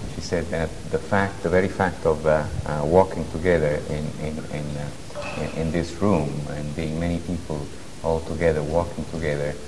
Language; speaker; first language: English; non-native, fluent; Italian